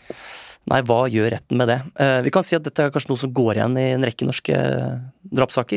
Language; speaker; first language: Norwegian; native; Norwegian